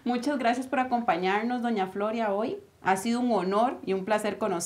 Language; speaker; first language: Spanish; native; Spanish